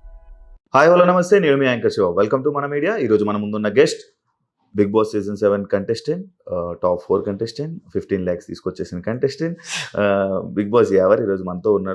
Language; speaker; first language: Telugu; native; Telugu